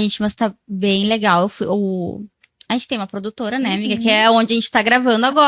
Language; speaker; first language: Portuguese; native; Portuguese